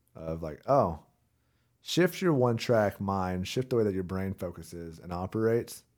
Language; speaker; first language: English; native; English